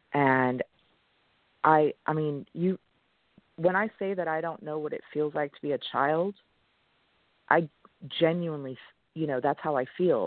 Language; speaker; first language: English; non-native, local second language; French